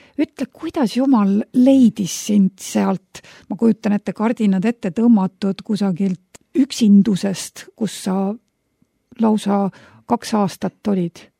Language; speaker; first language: Estonian; native; Estonian